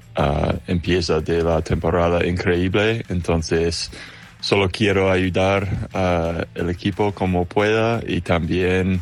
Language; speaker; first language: Spanish; non-native, fluent; English